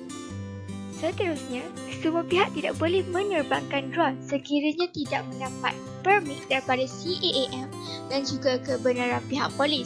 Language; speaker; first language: Malay; native; Malay